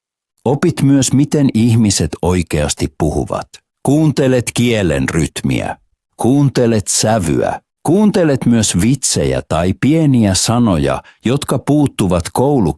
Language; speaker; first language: Finnish; non-native, fluent; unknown